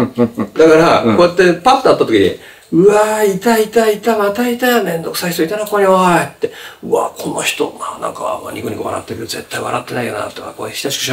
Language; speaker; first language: Japanese; native; Japanese